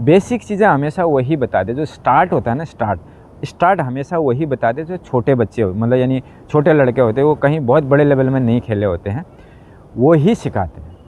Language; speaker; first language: Hindi; native; Hindi